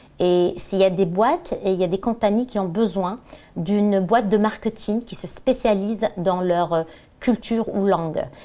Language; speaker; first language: French; non-native, local second language; Arabic